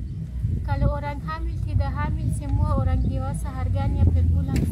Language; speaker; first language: Indonesian; non-native, learner; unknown